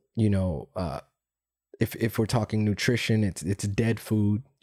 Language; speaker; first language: English; early bilingual, other home language; Spanish